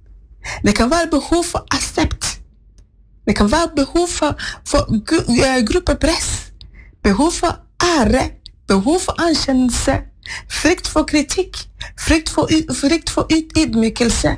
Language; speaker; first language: Norwegian; non-native, fluent; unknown